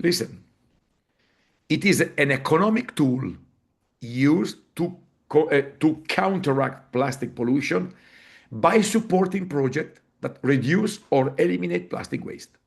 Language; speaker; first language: English; non-native, fluent; Italian